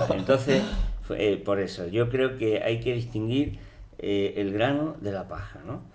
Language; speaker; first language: Spanish; native; Spanish